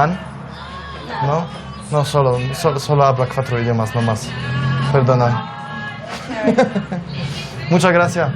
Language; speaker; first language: Spanish; non-native, learner; Polish